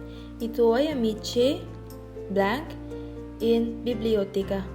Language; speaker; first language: Italian; non-native, learner; Filipino